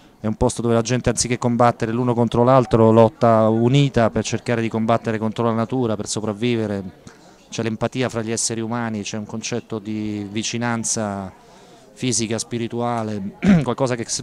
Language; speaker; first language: Italian; native; Italian